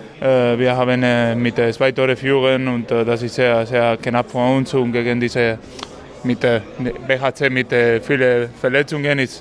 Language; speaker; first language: German; non-native, learner; Spanish